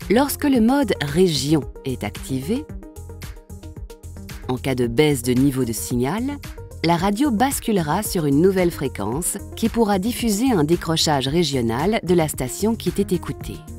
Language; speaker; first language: French; native; French